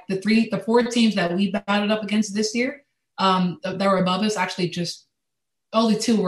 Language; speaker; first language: English; native; English